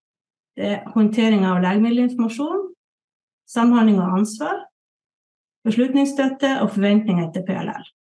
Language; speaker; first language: Norwegian; native; Norwegian